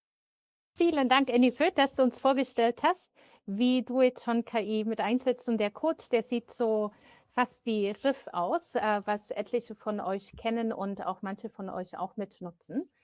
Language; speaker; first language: German; native; German